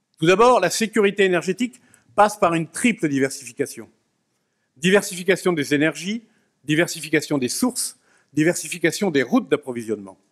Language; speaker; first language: French; native; French